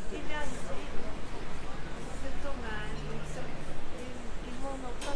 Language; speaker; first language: French; non-native, learner; Turkish